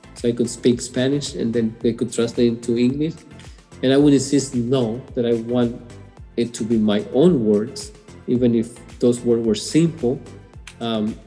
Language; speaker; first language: English; non-native, fluent; Spanish